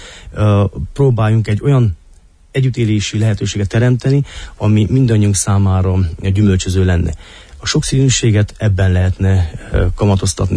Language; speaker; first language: Hungarian; native; Hungarian